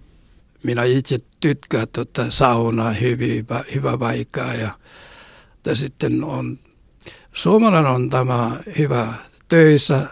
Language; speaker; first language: Finnish; non-native, learner; Korean